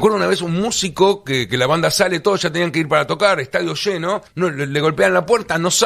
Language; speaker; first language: Spanish; native; Spanish